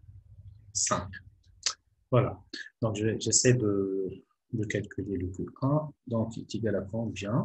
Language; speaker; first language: French; non-native, local second language; Arabic